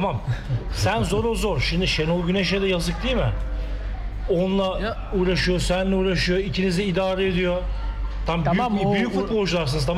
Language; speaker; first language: Turkish; native; Turkish